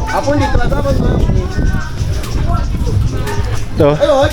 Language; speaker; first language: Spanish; non-native, learner; Filipino